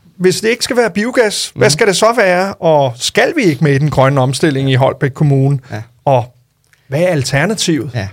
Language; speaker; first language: Danish; native; Danish